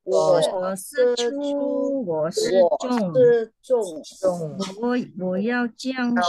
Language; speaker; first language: Chinese; non-native, fluent; English